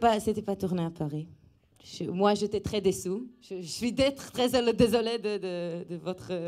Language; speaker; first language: French; non-native, fluent; Hebrew